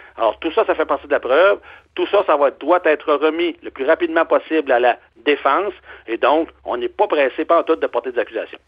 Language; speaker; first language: French; native; French